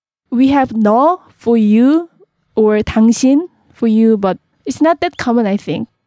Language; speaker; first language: English; non-native, fluent; Korean